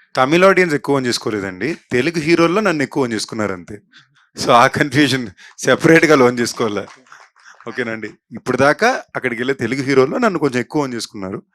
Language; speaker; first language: Telugu; native; Telugu